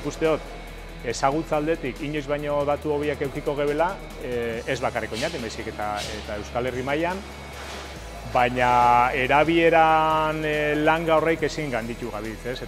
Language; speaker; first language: Basque; native; Basque